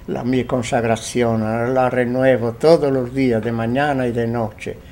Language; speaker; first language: Spanish; non-native, fluent; Italian